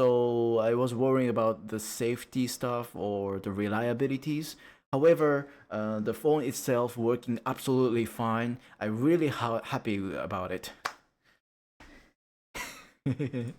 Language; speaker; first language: English; non-native, learner; Japanese